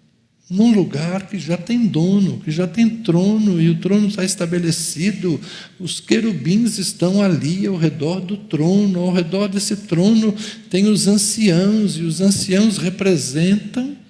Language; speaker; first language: Portuguese; native; Portuguese